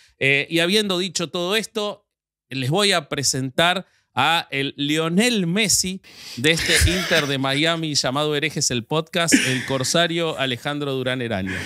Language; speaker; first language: Spanish; native; Spanish